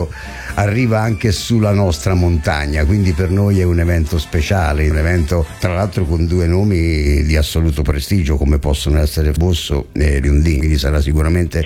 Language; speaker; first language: Italian; native; Italian